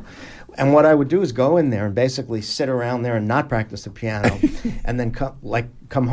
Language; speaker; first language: English; native; English